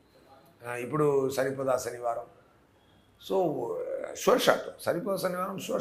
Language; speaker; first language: Telugu; non-native, learner; Tamil